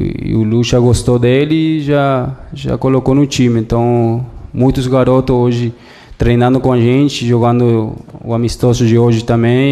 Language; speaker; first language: Portuguese; non-native, fluent; Spanish